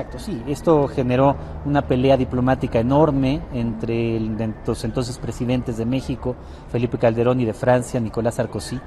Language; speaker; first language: Spanish; native; Spanish